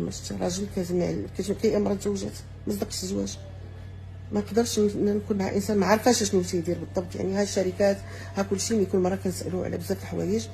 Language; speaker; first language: Arabic; native; Arabic